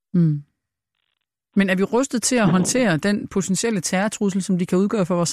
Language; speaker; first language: Danish; native; Danish